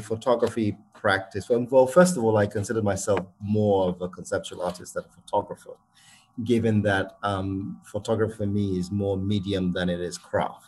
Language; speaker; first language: English; non-native, local second language; Yoruba